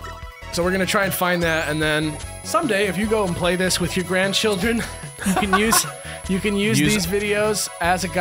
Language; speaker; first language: English; native; English